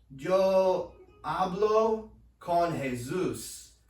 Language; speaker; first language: Spanish; non-native, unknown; English